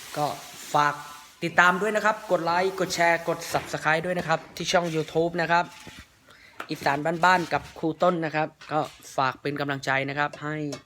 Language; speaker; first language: Thai; native; Thai